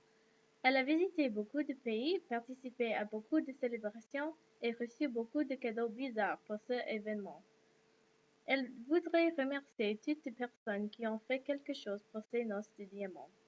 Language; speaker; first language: French; non-native, learner; English